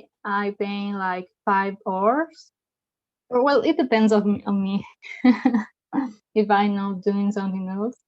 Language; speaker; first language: English; non-native, learner; Spanish